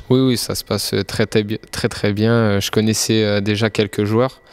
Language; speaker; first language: French; native; French